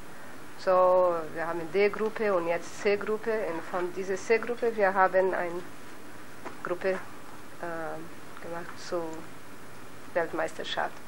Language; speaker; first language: German; non-native, learner; Portuguese